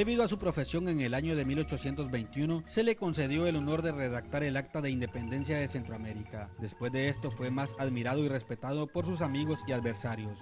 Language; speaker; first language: Spanish; native; Spanish